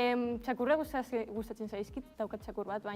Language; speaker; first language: Basque; non-native, local second language; Spanish